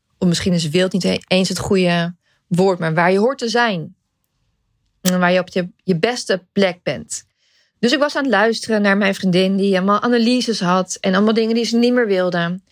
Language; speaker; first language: Dutch; native; Dutch